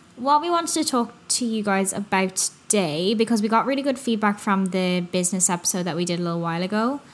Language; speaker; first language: English; native; English